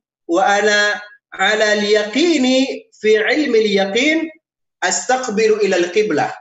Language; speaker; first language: Arabic; non-native, fluent; Indonesian